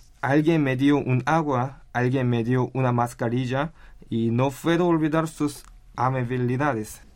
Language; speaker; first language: Spanish; non-native, learner; Korean